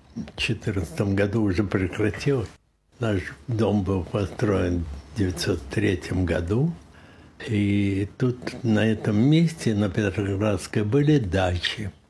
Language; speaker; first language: Russian; native; Russian